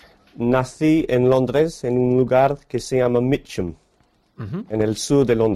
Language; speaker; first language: Spanish; non-native, fluent; English